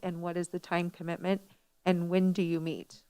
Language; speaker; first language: English; native; English